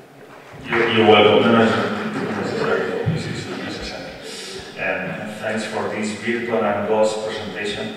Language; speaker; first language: English; non-native, fluent; Spanish